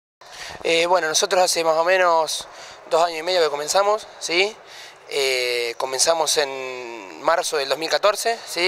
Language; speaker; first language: Spanish; native; Spanish